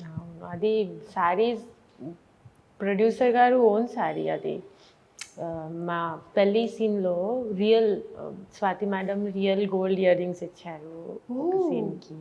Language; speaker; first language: Telugu; non-native, fluent; Bangla